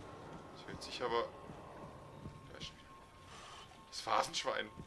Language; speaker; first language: German; native; German